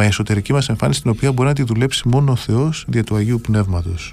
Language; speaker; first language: Greek; native; Greek